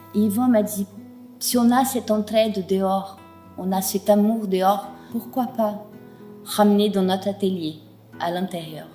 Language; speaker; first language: French; non-native, fluent; Portuguese